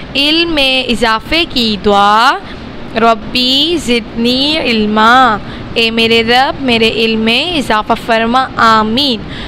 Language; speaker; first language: Urdu; native; Urdu